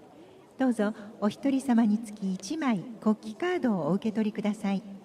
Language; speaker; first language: Japanese; native; Japanese